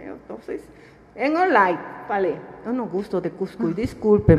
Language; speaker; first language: Portuguese; non-native, learner; Spanish